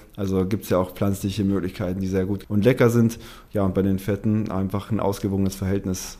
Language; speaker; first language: German; native; German